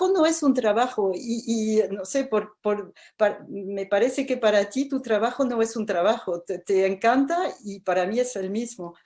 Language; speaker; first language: Spanish; non-native, fluent; French